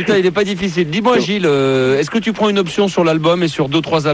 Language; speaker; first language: French; native; French